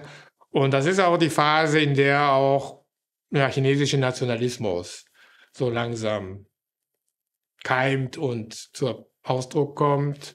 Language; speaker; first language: German; non-native, fluent; Japanese